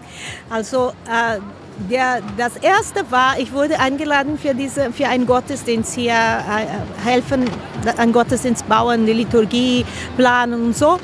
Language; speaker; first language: German; non-native, fluent; Spanish